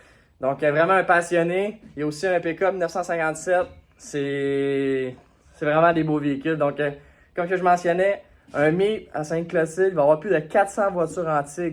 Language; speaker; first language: French; native; French